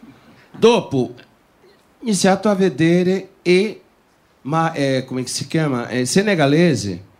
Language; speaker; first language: Italian; non-native, fluent; Portuguese